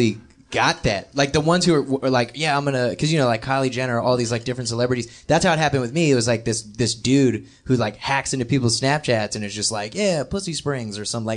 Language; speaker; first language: English; native; English